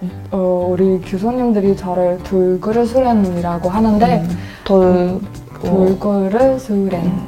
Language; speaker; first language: Korean; non-native, fluent; Mongolian